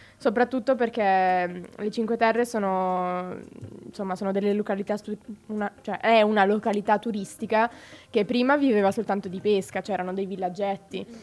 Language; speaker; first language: Italian; native; Italian